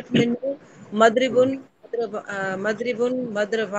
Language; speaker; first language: Arabic; non-native, learner; Urdu